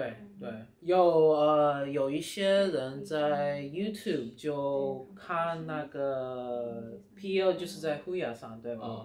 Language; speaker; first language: Chinese; early bilingual, heritage; Chinese